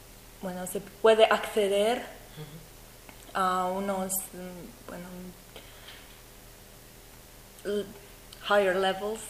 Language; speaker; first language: Spanish; non-native, fluent; English